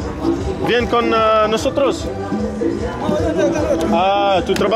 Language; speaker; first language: Spanish; non-native, learner; English